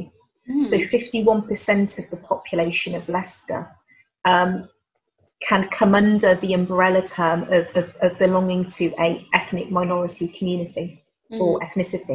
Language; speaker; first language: English; native; English